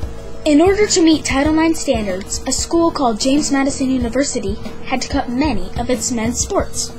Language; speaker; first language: English; native; English